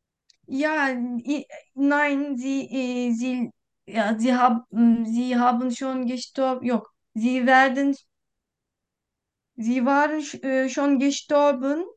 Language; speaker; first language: German; non-native, learner; Turkish